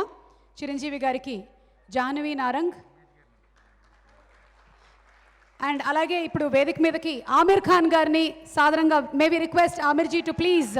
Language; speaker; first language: Telugu; native; Telugu